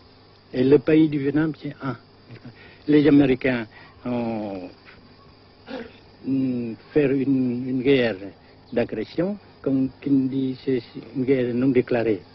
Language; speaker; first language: French; non-native, fluent; Vietnamese